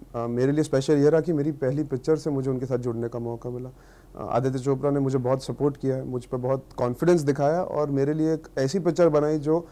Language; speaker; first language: Hindi; native; Hindi